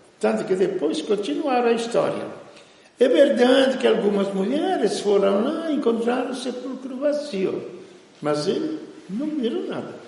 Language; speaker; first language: Portuguese; non-native, fluent; Italian